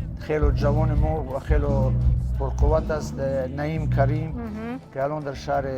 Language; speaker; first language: Tajik; non-native, local second language; Shughni